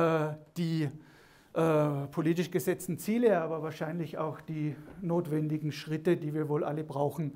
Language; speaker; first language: German; native; German